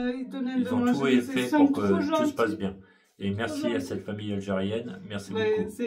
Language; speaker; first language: French; native; French